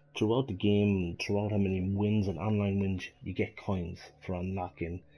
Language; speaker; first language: English; native; English